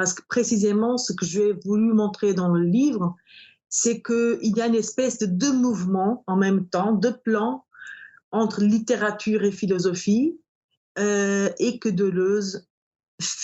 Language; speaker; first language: French; non-native, fluent; Portuguese